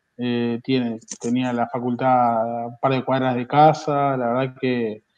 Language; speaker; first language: Spanish; native; Spanish